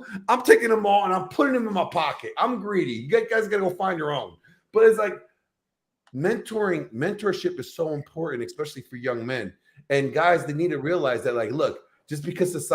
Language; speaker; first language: English; native; English